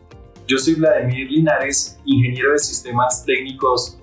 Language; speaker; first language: Spanish; native; Spanish